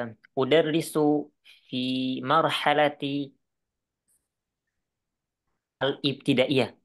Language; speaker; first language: Arabic; non-native, learner; Indonesian